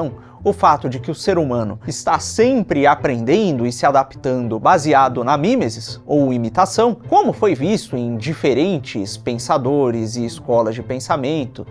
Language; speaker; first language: Portuguese; native; Portuguese